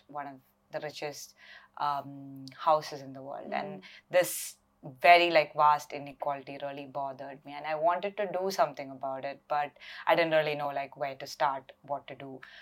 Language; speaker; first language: English; non-native, local second language; Malayalam